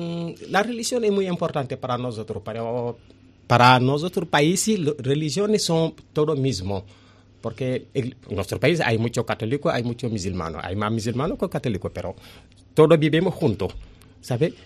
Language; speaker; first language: Spanish; non-native, learner; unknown